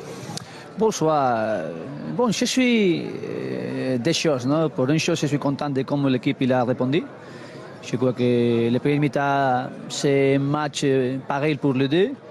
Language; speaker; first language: French; non-native, learner; Spanish